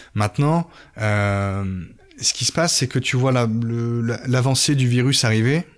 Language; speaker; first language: French; native; French